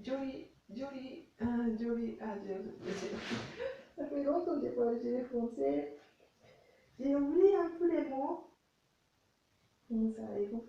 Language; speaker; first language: French; non-native, learner; Japanese